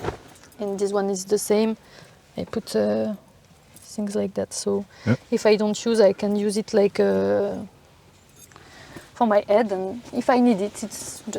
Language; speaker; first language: English; non-native, learner; French